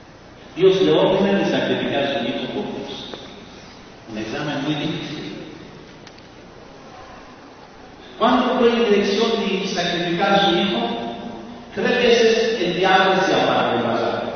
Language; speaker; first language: Spanish; non-native, fluent; Persian